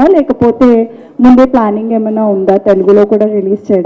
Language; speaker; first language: Telugu; native; Telugu